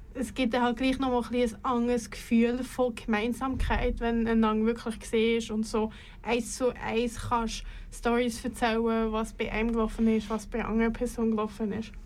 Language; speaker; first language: German; native; German